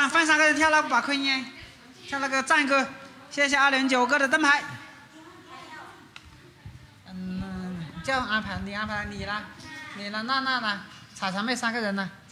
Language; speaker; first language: Chinese; native; Chinese